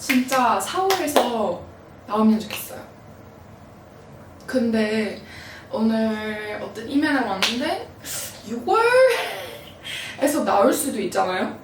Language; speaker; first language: Korean; non-native, fluent; English